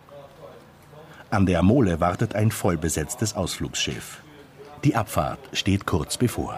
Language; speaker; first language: German; native; German